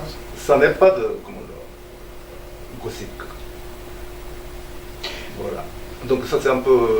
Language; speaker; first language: French; non-native, learner; Japanese